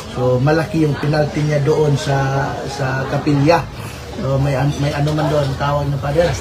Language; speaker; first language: Filipino; non-native, local second language; Cebuano